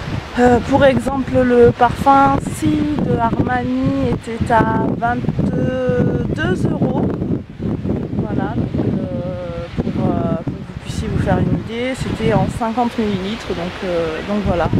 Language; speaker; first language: French; native; French